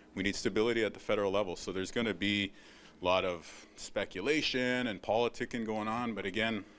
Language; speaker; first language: English; native; English